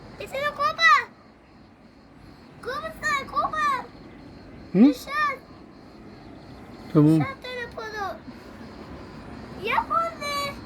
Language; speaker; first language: Turkish; early bilingual, heritage; Turkish